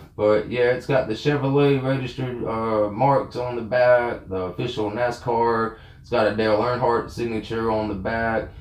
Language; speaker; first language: English; native; English